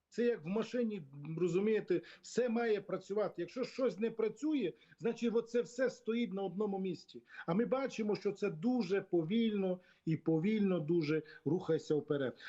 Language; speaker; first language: Ukrainian; non-native, local second language; Romany